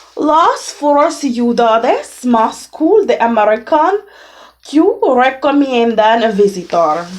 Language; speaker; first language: Spanish; non-native, learner; English